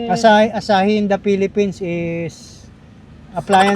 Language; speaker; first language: English; non-native, local second language; Filipino